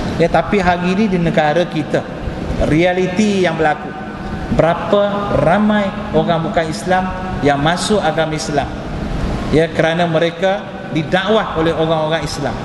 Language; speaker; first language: Malay; non-native, local second language; Tamil